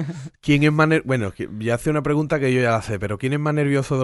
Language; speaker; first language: Spanish; native; Spanish